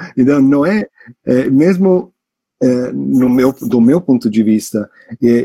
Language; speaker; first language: Portuguese; non-native, fluent; English